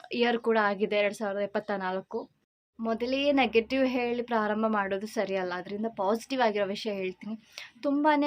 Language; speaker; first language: Kannada; non-native, local second language; Malayalam